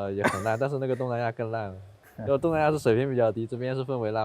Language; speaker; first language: Chinese; native; Chinese